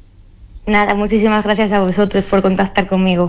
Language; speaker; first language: Spanish; native; Spanish